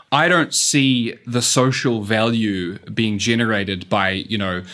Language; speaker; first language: English; native; English